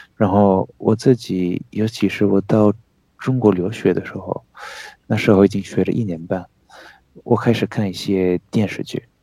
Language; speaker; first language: Chinese; non-native, fluent; French